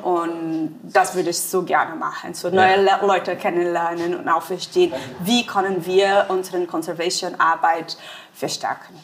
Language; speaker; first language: German; non-native, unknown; Portuguese